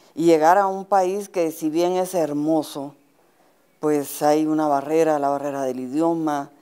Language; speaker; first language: Spanish; native; Spanish